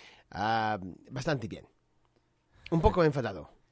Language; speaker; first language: Spanish; non-native, learner; English